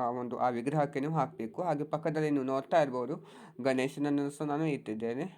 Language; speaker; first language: Kannada; native; Kannada